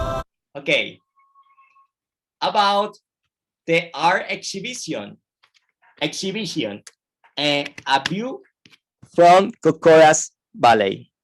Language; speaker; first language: English; non-native, fluent; Spanish